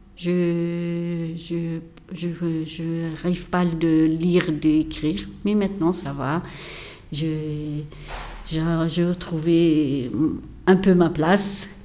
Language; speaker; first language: French; non-native, learner; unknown